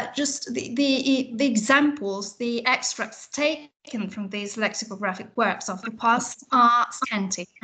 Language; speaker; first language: English; non-native, fluent; Italian